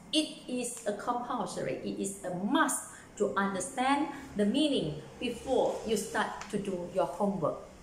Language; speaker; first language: English; non-native, local second language; Chinese